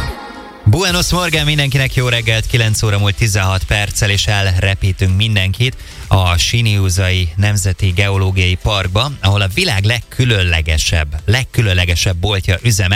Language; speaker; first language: Hungarian; native; Hungarian